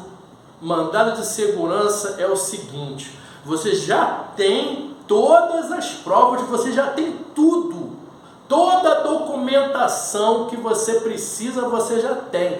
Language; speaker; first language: Portuguese; native; Portuguese